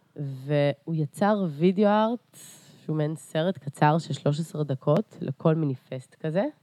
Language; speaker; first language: Hebrew; early bilingual, other home language; Russian